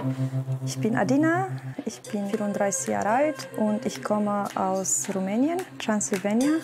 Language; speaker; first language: German; non-native, learner; Romanian